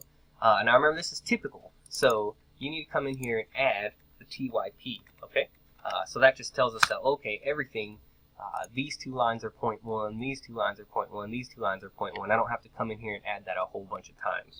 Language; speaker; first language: English; native; English